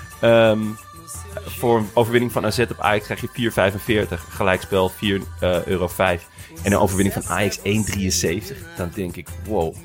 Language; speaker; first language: Dutch; native; Dutch